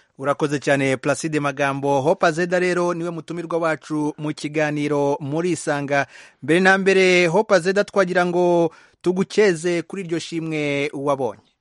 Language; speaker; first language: Kinyarwanda; native; Kinyarwanda